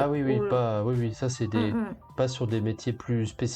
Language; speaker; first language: French; native; French